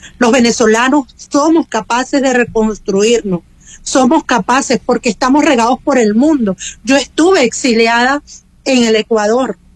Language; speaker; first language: Spanish; native; Spanish